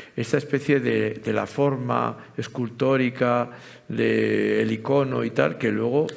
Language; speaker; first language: Spanish; native; Spanish